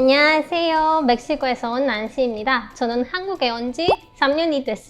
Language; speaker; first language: Korean; non-native, fluent; Spanish